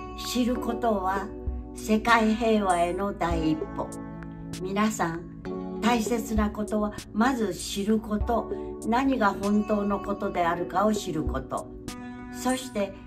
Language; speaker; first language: Japanese; native; Japanese